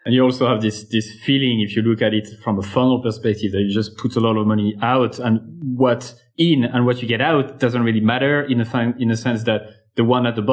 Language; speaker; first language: English; non-native, fluent; French